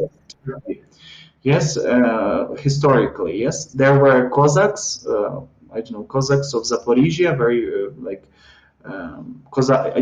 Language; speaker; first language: English; non-native, fluent; Ukrainian